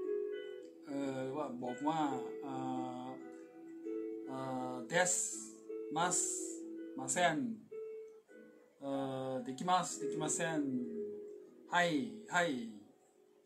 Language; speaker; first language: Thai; non-native, fluent; Japanese